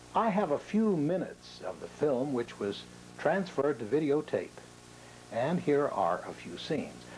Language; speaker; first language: English; native; English